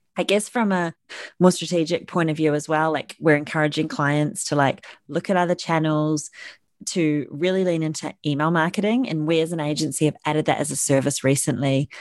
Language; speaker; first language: English; native; English